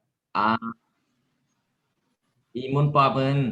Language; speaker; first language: Korean; non-native, learner; Khmer